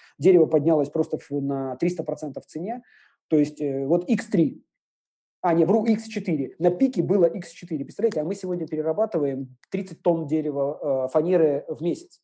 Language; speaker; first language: Russian; native; Russian